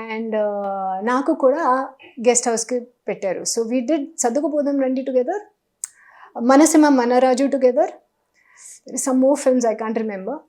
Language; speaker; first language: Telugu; non-native, fluent; Hindi